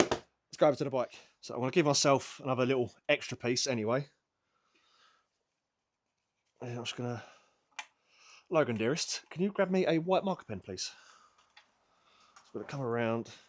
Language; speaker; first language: English; native; English